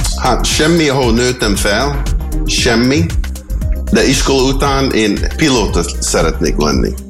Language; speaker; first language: Hungarian; early bilingual, heritage; Hungarian